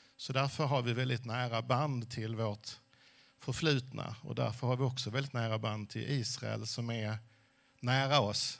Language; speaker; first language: Swedish; early bilingual, other home language; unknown